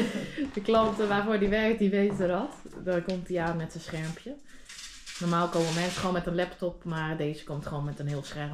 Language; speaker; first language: Dutch; native; Dutch